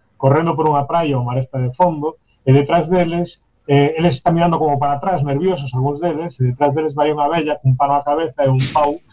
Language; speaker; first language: Galician; native; Galician